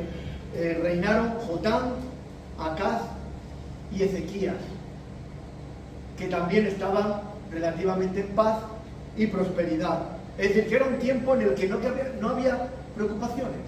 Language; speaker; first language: Spanish; native; Spanish